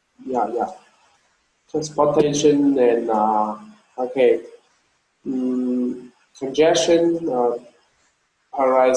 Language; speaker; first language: English; non-native, learner; Vietnamese